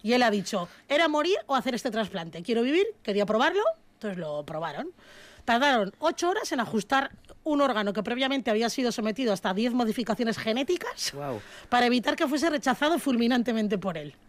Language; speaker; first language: Spanish; native; Spanish